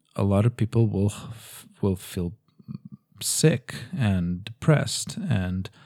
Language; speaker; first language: English; non-native, fluent; Portuguese